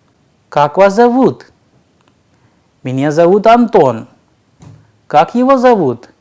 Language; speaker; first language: Russian; non-native, fluent; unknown